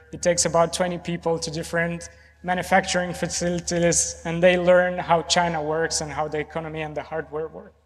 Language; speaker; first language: English; non-native, fluent; Romanian